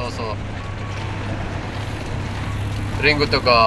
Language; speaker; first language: Japanese; non-native, learner; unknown